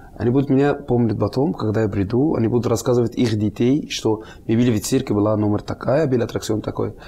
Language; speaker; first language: Russian; non-native, learner; Arabic